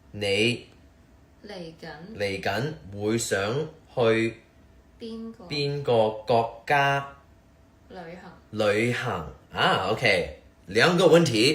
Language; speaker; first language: Chinese; early bilingual, heritage; Cantonese